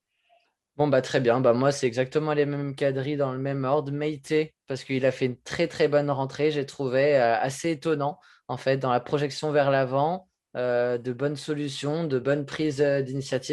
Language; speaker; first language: French; native; French